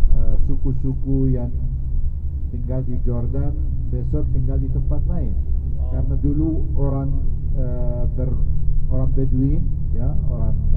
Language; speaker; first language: Indonesian; non-native, fluent; Arabic